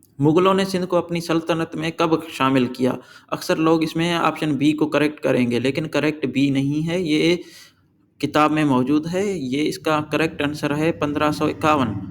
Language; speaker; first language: Urdu; non-native, local second language; Sindhi